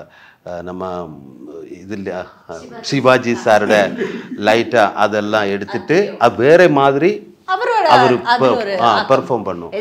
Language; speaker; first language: Tamil; non-native, learner; Malayalam